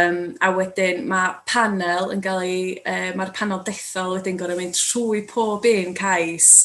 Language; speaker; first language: Welsh; native; Welsh